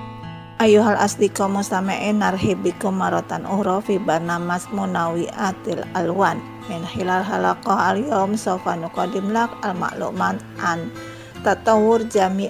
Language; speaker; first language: Arabic; non-native, fluent; Indonesian